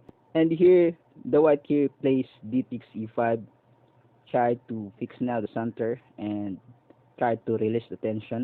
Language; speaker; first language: English; non-native, local second language; Filipino